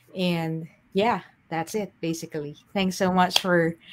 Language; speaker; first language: English; non-native, local second language; Filipino